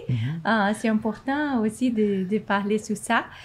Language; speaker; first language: French; non-native, fluent; Portuguese